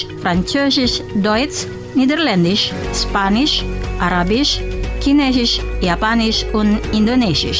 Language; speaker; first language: German; non-native, fluent; Indonesian